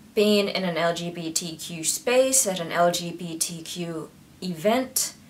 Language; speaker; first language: English; native; English